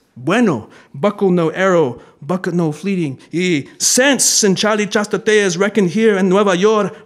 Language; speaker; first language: English; native; English